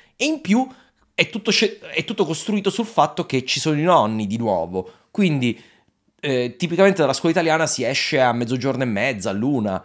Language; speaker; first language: Italian; native; Italian